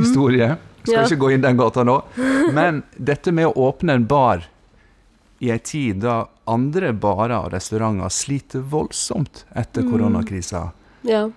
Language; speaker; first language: Norwegian; native; Norwegian